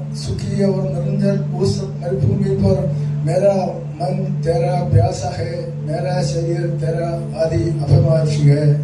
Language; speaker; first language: Hindi; non-native, local second language; Malayalam